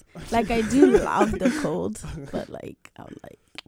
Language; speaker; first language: English; non-native, local second language; Tswana